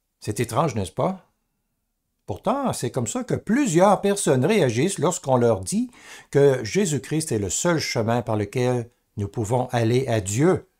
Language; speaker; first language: French; native; French